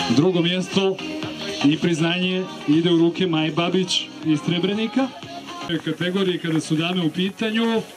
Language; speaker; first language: Serbian; native; Serbian